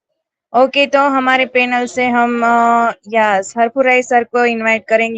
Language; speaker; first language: Hindi; native; Hindi